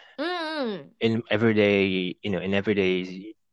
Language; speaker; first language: English; non-native, fluent; Indonesian